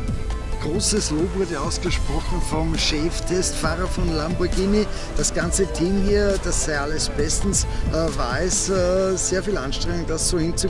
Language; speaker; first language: German; native; German